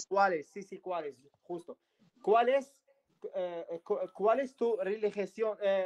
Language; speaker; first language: Spanish; non-native, learner; Arabic